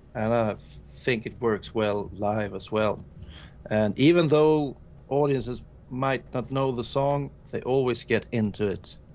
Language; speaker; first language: English; non-native, fluent; Swedish